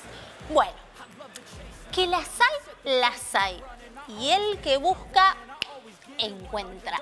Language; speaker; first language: Spanish; native; Spanish